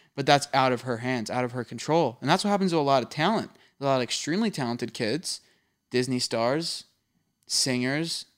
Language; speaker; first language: English; native; English